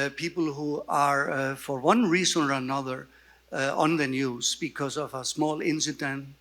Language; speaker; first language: English; non-native, fluent; Icelandic